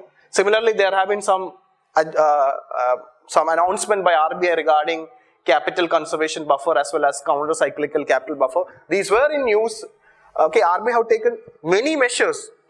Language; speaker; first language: English; non-native, local second language; Malayalam